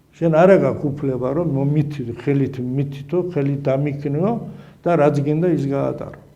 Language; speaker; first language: Georgian; non-native, local second language; Azerbaijani